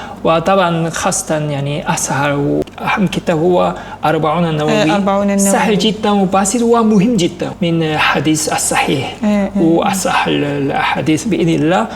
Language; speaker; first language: Arabic; non-native, fluent; Korean